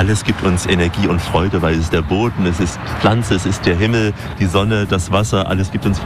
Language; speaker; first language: German; native; German